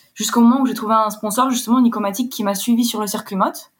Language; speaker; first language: French; early bilingual, heritage; French